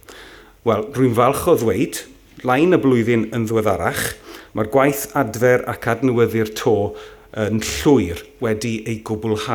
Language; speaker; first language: Welsh; native; Welsh